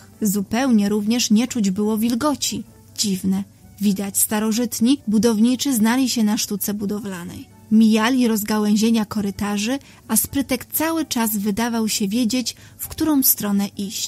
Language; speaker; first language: Polish; native; Polish